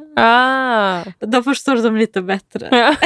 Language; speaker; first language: Swedish; non-native, fluent; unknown